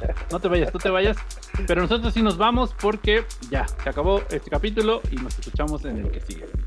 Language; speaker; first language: Spanish; native; Spanish